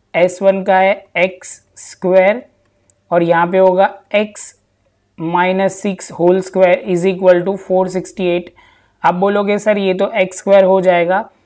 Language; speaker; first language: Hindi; non-native, local second language; Gujarati